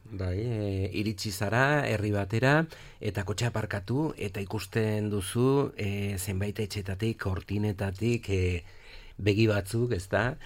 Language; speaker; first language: Basque; native; Basque